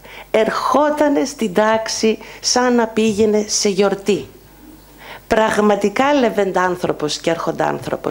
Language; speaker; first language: Greek; native; Greek